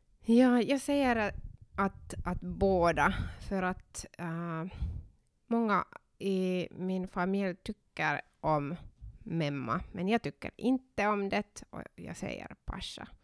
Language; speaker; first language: Swedish; non-native, local second language; Finnish